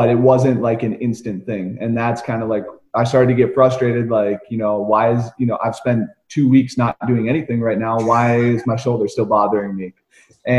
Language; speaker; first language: English; native; English